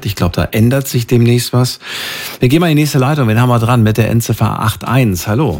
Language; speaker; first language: German; native; German